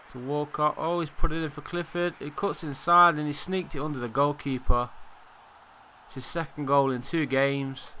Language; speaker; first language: English; native; English